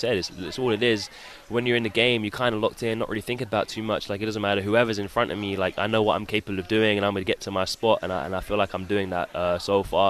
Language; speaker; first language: English; native; English